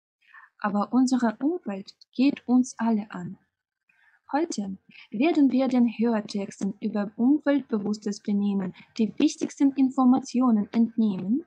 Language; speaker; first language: German; non-native, fluent; Russian